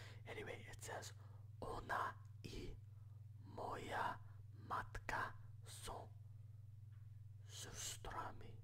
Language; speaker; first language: Polish; non-native, learner; English